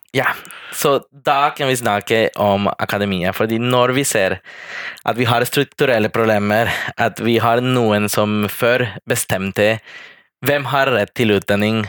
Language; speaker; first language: Norwegian; non-native, fluent; Spanish